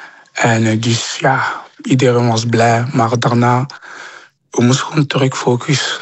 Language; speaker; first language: Dutch; non-native, local second language; French